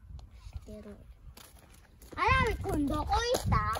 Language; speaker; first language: Japanese; early bilingual, heritage; Japanese